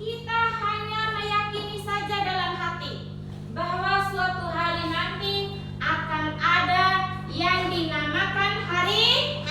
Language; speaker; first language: Indonesian; native; Indonesian